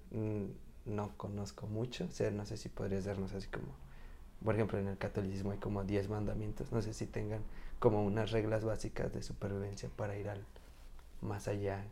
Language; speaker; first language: Spanish; native; Spanish